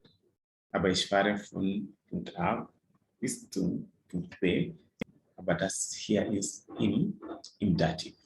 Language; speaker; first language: German; non-native, fluent; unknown